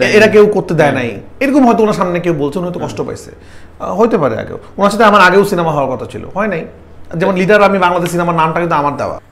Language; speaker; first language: Bangla; native; Bangla